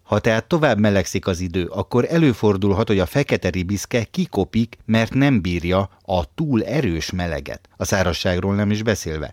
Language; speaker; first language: Hungarian; native; Hungarian